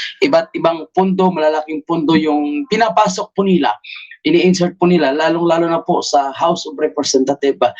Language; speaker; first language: Filipino; native; Filipino